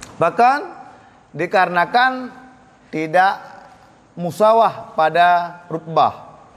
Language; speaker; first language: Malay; non-native, local second language; Achinese